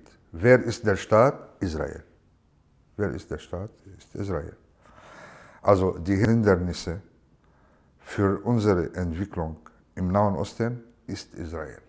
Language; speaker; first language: German; non-native, learner; Arabic